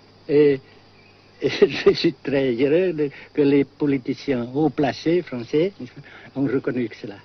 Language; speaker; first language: French; non-native, local second language; Vietnamese